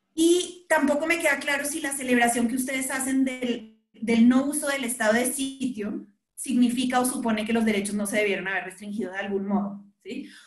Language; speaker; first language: Spanish; native; Spanish